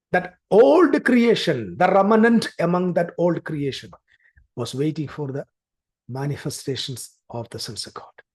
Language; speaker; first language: English; non-native, local second language; Malayalam